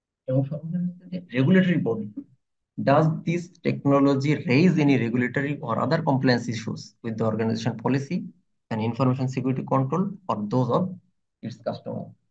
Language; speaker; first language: English; non-native, local second language; Bangla